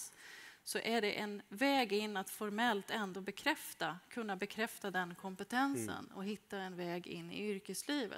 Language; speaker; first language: Swedish; native; Swedish